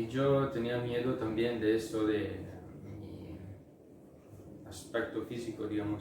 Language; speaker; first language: Spanish; non-native, fluent; Italian